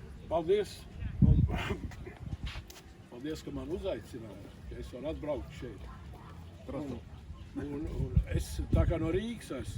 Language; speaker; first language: Latvian; non-native, local second language; Russian